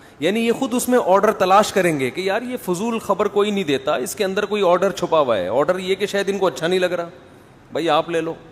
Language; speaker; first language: Urdu; non-native, local second language; Pashto